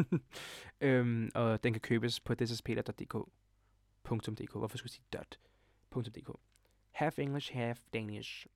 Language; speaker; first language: Danish; early bilingual, other home language; Serbian